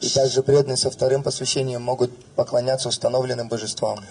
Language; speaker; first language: Russian; native; Russian